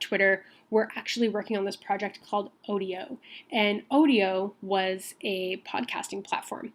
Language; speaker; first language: English; native; English